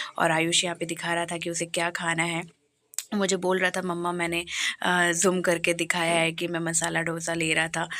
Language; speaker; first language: Hindi; non-native, local second language; Bangla